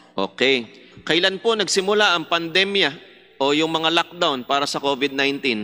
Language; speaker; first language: Filipino; native; Filipino